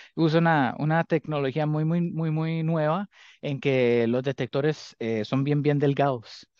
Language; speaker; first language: Spanish; early bilingual, heritage; Spanish